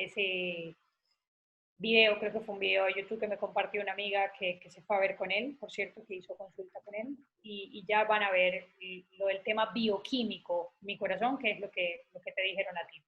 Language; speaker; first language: Spanish; native; Spanish